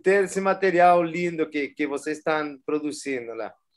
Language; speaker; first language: Portuguese; non-native, fluent; Spanish